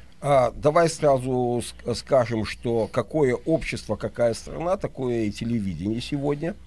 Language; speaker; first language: Russian; native; Russian